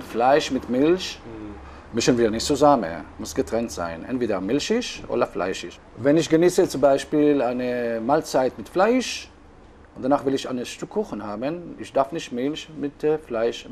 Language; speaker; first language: German; non-native, learner; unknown